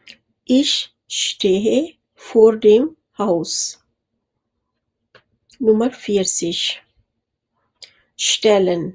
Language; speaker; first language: German; non-native, fluent; Urdu